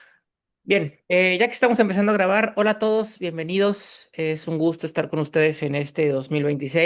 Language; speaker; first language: Spanish; native; Spanish